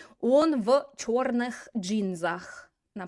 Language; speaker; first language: Russian; non-native, fluent; English